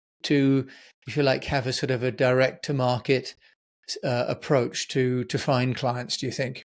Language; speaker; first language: English; native; English